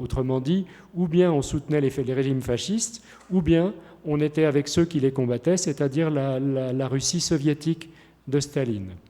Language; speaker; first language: French; native; French